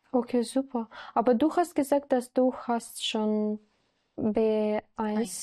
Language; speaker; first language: German; non-native, learner; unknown